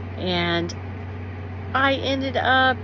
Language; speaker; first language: English; native; English